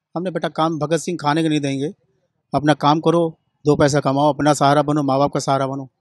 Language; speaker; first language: Hindi; native; Hindi